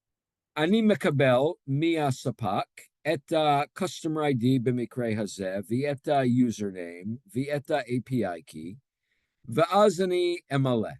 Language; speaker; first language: Hebrew; non-native, fluent; English